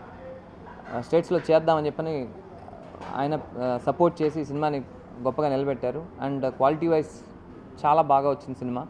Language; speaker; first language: Telugu; native; Telugu